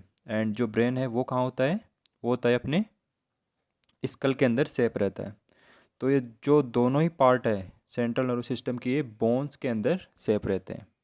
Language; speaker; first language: Hindi; native; Hindi